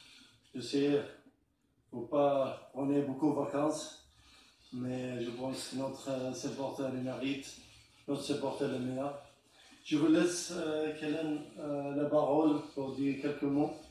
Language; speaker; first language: French; non-native, learner; Arabic